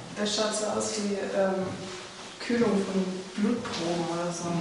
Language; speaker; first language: German; native; German